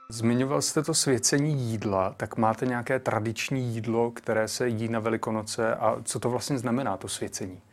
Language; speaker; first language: Czech; native; Czech